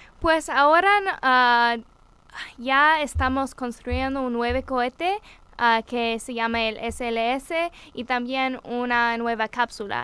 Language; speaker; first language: Spanish; non-native, learner; English